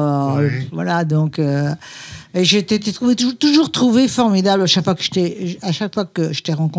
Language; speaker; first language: French; native; French